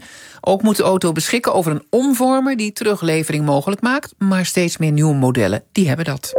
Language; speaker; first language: Dutch; native; Dutch